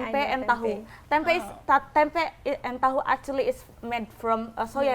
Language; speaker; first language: English; non-native, learner; Indonesian